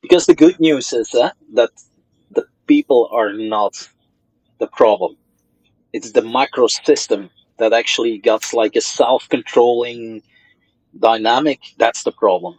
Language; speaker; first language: English; non-native, fluent; Dutch